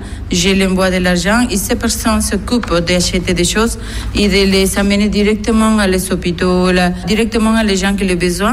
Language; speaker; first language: French; non-native, learner; Spanish